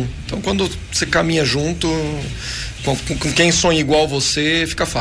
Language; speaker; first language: Portuguese; native; Portuguese